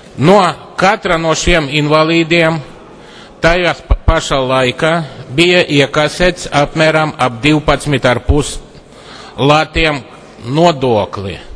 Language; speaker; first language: Latvian; non-native, local second language; Russian